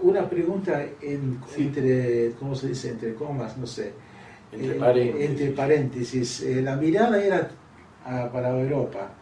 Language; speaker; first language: Spanish; non-native, fluent; English